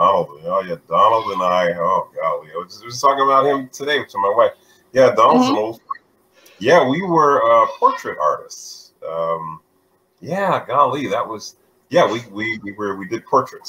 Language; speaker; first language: English; native; English